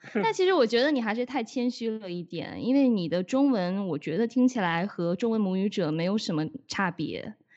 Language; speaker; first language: Chinese; native; Chinese